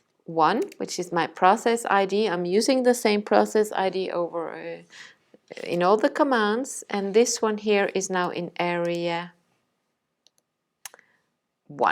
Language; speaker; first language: English; non-native, fluent; Danish